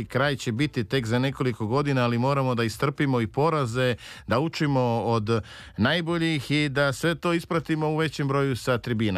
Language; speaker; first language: Serbian; native; Serbian